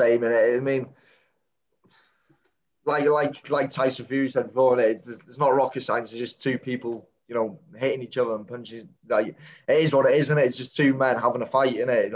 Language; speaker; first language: English; native; English